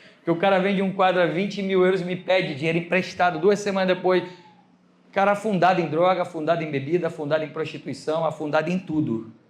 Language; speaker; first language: Portuguese; native; Portuguese